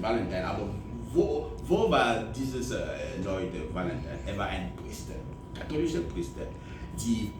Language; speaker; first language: German; non-native, learner; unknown